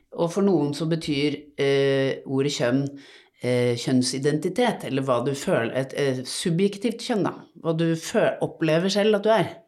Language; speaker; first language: Norwegian; native; Norwegian